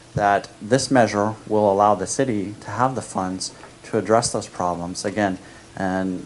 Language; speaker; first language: English; native; English